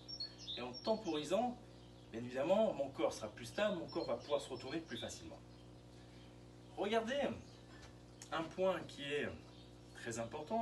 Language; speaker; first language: French; native; French